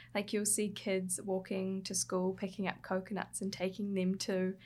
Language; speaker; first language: English; native; English